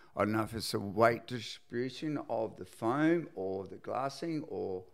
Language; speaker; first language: English; native; English